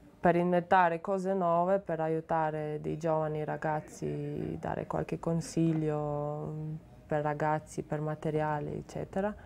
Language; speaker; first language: Italian; non-native, learner; Slovenian